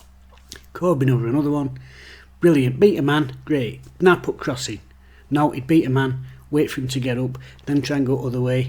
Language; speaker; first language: English; native; English